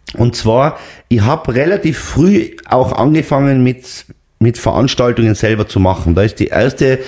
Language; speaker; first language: German; native; German